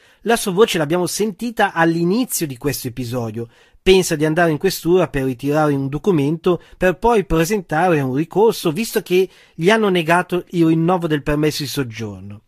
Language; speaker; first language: Italian; native; Italian